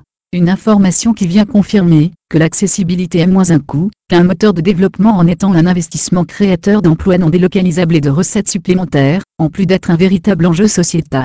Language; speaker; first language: French; native; French